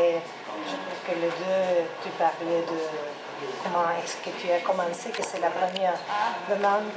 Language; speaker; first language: French; non-native, learner; Spanish